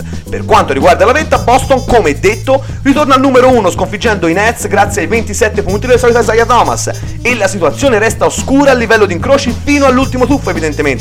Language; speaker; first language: Italian; native; Italian